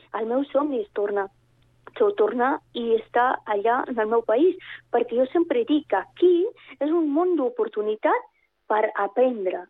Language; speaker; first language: Catalan; non-native, fluent; Persian